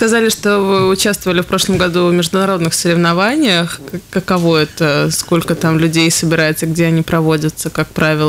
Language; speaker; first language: Russian; native; Russian